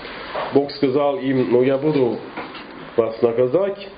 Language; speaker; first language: Russian; non-native, fluent; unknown